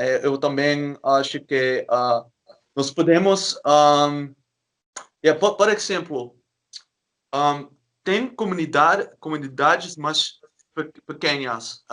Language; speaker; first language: Portuguese; non-native, learner; Dutch